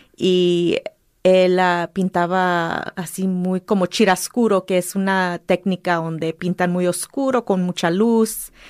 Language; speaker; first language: Spanish; early bilingual, heritage; Spanish